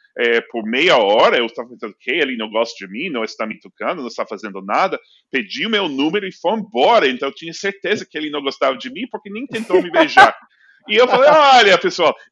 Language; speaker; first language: Portuguese; non-native, fluent; English